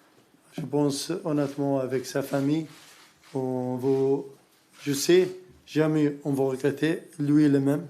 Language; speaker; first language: French; non-native, learner; Arabic